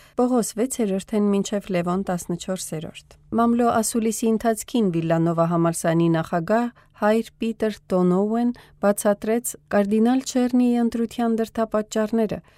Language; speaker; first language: Armenian; early bilingual, heritage; Armenian